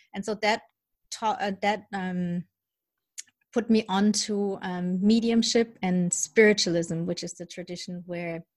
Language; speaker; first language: English; early bilingual, other home language; German